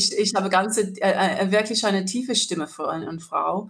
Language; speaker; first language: German; non-native, learner; English